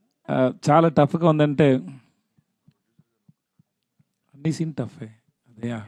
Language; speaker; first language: Telugu; non-native, learner; Tamil